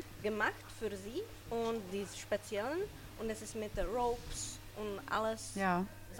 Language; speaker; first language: German; non-native, learner; Czech